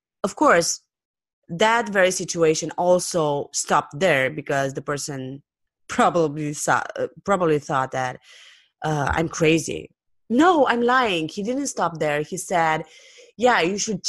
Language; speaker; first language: English; non-native, fluent; Romanian